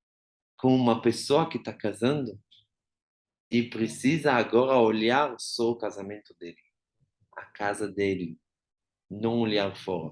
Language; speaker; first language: Portuguese; non-native, fluent; Hebrew